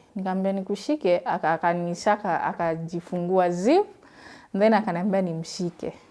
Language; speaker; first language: Swahili; non-native, local second language; Luyia